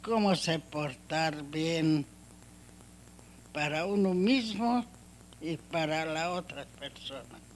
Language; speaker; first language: Spanish; non-native, learner; Hungarian